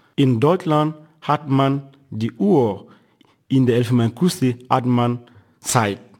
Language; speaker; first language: German; non-native, fluent; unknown